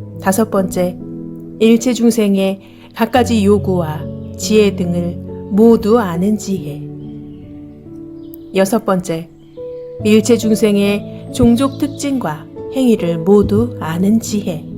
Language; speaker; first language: Korean; native; Korean